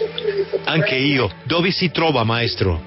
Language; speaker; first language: Italian; non-native, learner; Spanish